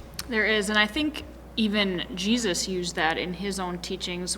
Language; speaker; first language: English; native; English